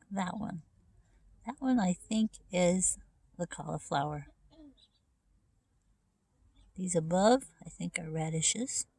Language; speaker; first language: English; native; English